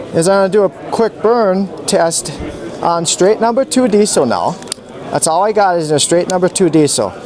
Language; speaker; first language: English; native; English